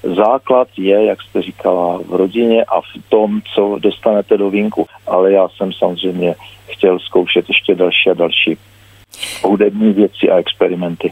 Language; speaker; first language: Czech; native; Czech